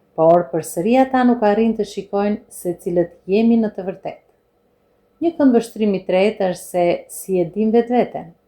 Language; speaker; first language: Albanian; non-native, fluent; English